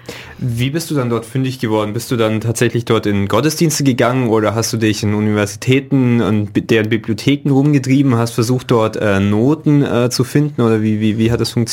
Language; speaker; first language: German; native; German